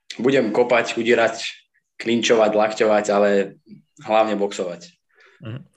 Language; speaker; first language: Slovak; native; Slovak